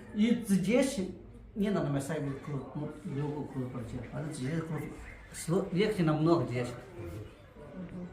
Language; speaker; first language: Russian; non-native, learner; Chinese